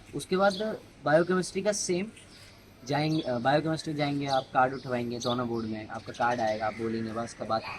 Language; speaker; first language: Hindi; native; Hindi